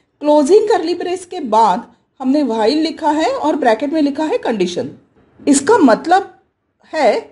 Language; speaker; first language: Hindi; native; Hindi